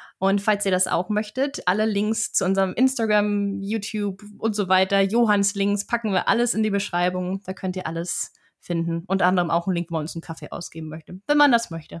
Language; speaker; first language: German; native; German